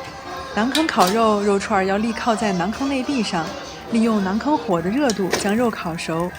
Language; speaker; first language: Chinese; native; Chinese